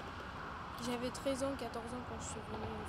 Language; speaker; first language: French; non-native, fluent; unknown